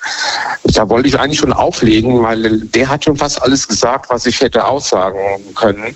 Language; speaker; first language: German; native; German